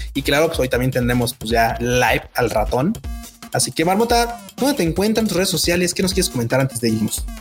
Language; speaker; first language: Spanish; native; Spanish